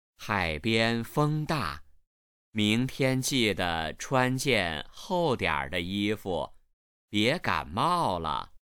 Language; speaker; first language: Chinese; native; Chinese